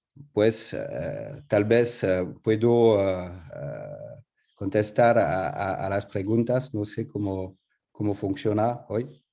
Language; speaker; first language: Spanish; non-native, learner; French